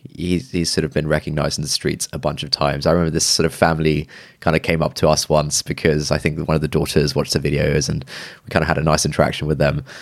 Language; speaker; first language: English; early bilingual, other home language; Urdu